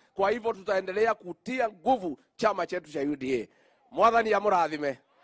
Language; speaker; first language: Swahili; non-native, local second language; Kikuyu